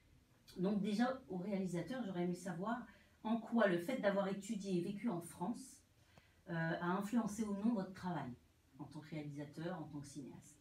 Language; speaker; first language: French; native; French